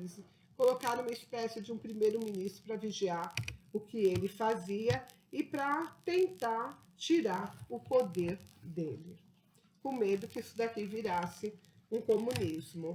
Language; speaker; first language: Portuguese; native; Portuguese